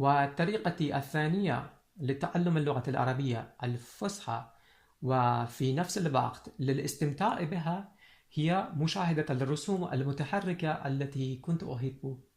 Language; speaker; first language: Arabic; non-native, fluent; Persian